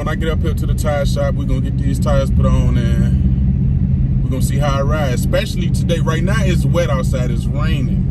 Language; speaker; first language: English; native; English